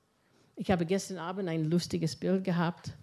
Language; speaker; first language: German; non-native, fluent; English